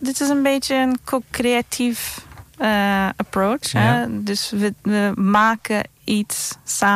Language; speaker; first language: Dutch; non-native, fluent; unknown